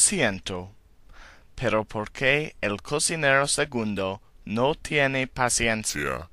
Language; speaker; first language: Spanish; non-native, learner; English